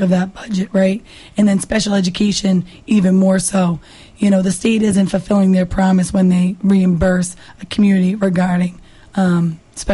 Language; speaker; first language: English; native; English